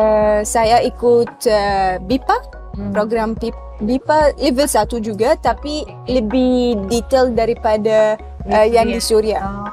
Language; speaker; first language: Indonesian; non-native, learner; Arabic